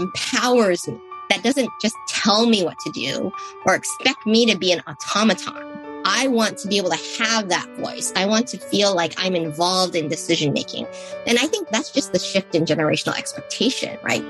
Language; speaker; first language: English; native; English